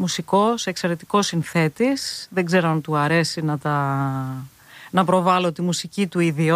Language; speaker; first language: Greek; native; Greek